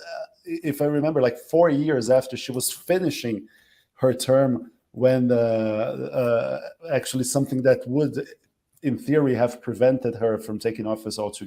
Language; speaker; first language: English; non-native, fluent; Portuguese